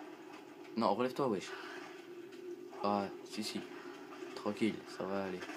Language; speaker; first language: French; native; French